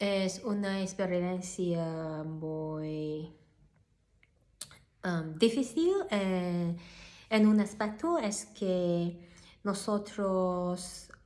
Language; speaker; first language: Spanish; non-native, learner; Cantonese